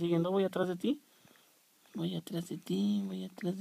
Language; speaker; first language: Spanish; native; Spanish